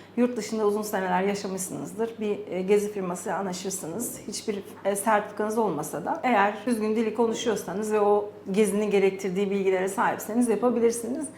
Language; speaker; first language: Turkish; early bilingual, heritage; Turkish